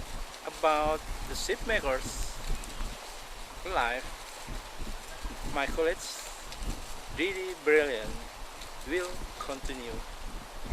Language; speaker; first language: English; non-native, local second language; Indonesian